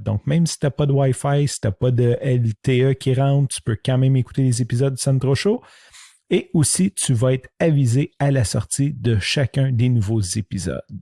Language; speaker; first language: French; native; French